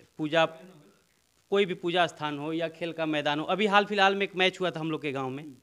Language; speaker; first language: Hindi; native; Hindi